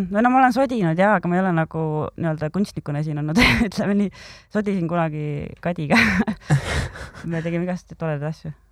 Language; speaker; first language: Estonian; native; Estonian